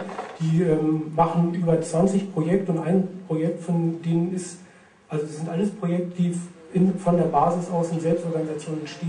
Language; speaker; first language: German; native; German